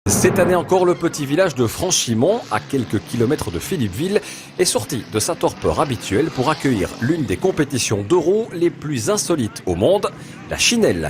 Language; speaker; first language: French; native; French